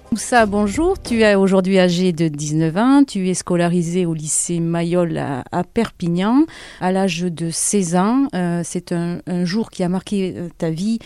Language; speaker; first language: French; native; French